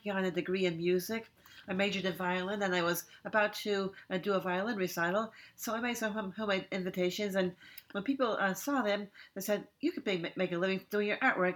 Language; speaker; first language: English; native; English